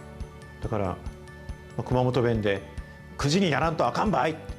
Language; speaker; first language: Japanese; native; Japanese